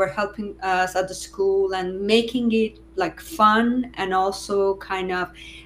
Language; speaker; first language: English; non-native, fluent; Persian